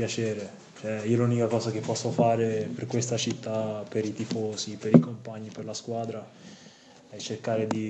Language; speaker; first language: Italian; non-native, fluent; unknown